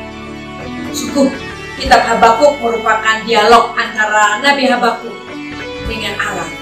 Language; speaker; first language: Indonesian; native; Indonesian